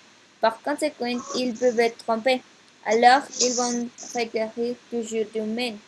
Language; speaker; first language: French; non-native, learner; Spanish